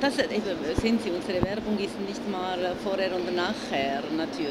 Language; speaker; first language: German; non-native, fluent; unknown